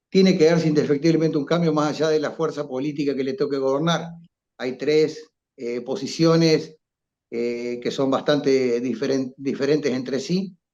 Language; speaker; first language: Spanish; native; Spanish